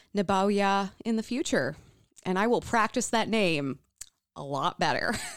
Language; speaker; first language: English; native; English